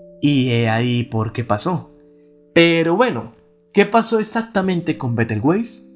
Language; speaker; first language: Spanish; native; Spanish